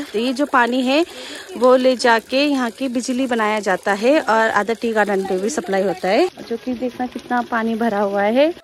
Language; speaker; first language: Hindi; non-native, local second language; Nepali